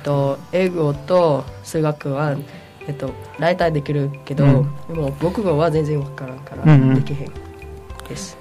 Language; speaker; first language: Japanese; non-native, fluent; Vietnamese